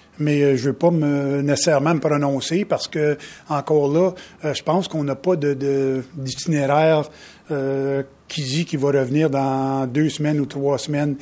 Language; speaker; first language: French; native; French